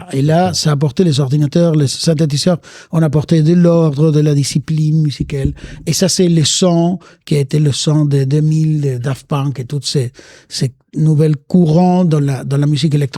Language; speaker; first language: French; non-native, fluent; Spanish